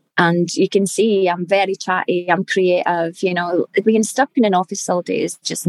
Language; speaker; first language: English; native; English